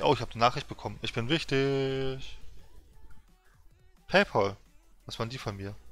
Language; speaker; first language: German; native; German